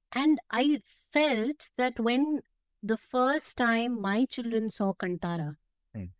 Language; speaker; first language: English; non-native, local second language; Hindi